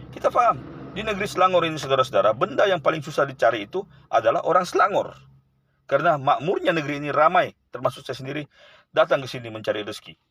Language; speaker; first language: Malay; native; Malay